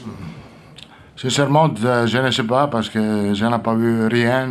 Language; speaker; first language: French; non-native, learner; Italian